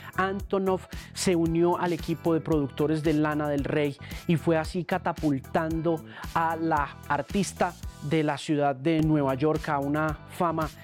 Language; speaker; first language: Spanish; native; Spanish